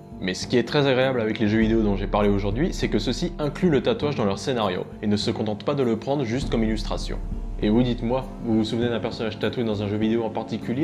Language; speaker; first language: French; native; French